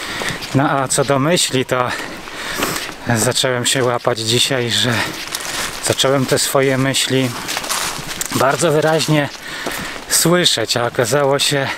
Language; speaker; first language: Polish; native; Polish